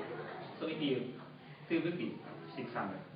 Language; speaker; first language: English; non-native, learner; Japanese